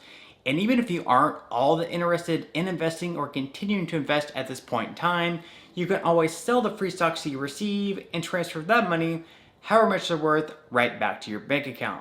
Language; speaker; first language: English; native; English